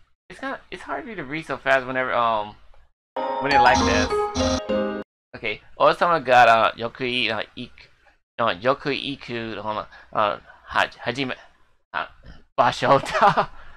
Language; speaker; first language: English; native; English